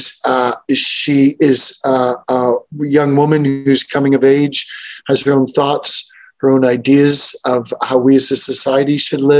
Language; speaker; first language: English; native; English